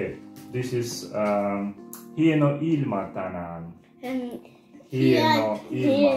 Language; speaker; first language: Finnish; non-native, learner; Russian